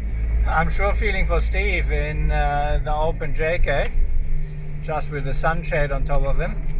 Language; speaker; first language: English; native; English